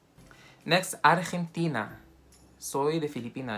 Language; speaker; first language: Spanish; non-native, fluent; Filipino